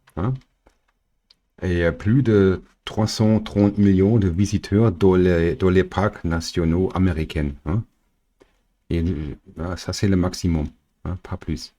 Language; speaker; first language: French; non-native, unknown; German